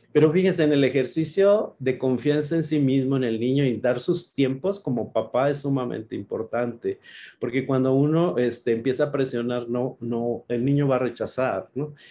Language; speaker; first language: Spanish; native; Spanish